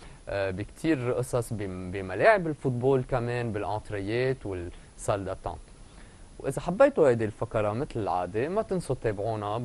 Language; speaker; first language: Arabic; native; Arabic